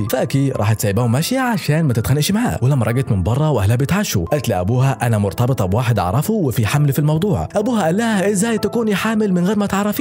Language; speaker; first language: Arabic; native; Arabic